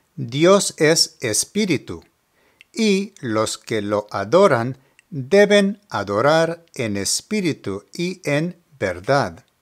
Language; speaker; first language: Spanish; early bilingual, heritage; Spanish